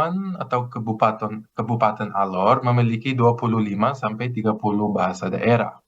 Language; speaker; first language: Indonesian; non-native, fluent; Greek